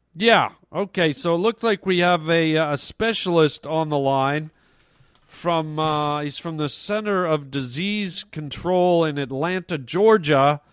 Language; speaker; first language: English; native; English